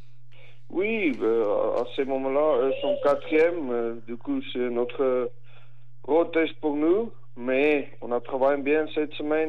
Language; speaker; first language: French; non-native, fluent; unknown